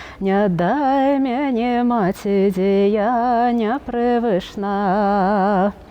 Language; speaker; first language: Belarusian; non-native, local second language; Russian